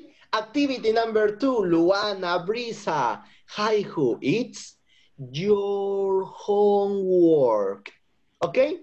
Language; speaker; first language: English; non-native, fluent; Spanish